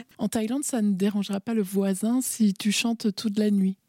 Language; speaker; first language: French; native; French